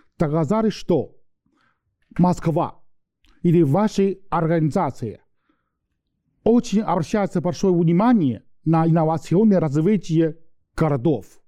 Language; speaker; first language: Russian; non-native, learner; Chinese